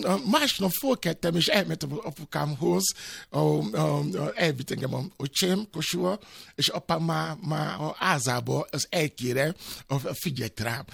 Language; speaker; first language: Hungarian; non-native, fluent; Yoruba